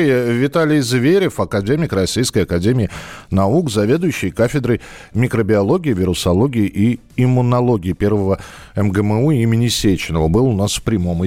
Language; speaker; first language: Russian; native; Russian